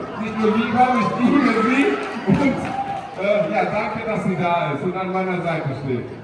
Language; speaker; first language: German; non-native, fluent; Bangla